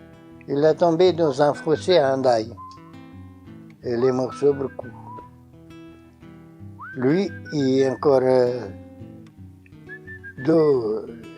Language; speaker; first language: French; non-native, learner; Portuguese